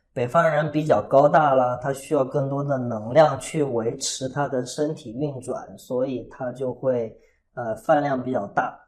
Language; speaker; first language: Chinese; native; Chinese